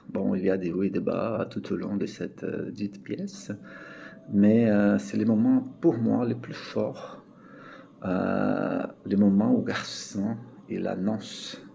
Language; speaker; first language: French; non-native, fluent; Portuguese